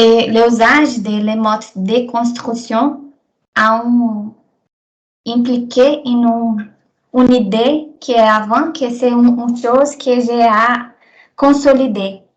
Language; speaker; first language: French; non-native, learner; Portuguese